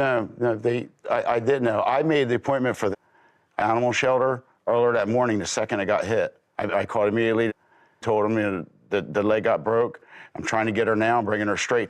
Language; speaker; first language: English; native; English